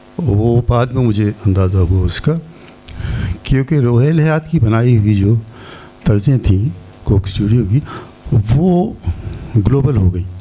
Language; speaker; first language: Urdu; native; Urdu